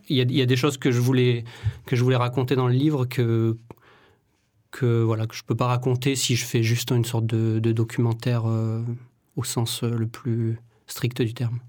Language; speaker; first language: French; native; French